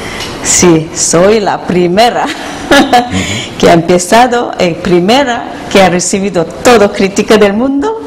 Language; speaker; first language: Spanish; non-native, learner; Korean